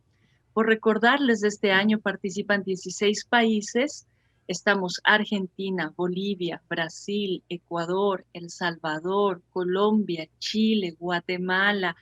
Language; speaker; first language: Spanish; native; Spanish